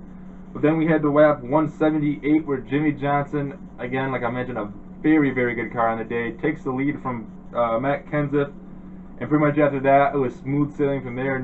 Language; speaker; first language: English; native; English